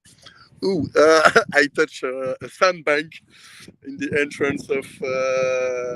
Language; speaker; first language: English; non-native, learner; French